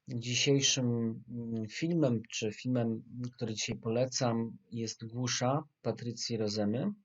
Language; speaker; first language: Polish; native; Polish